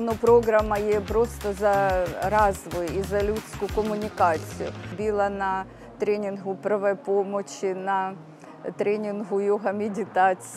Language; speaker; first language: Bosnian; non-native, learner; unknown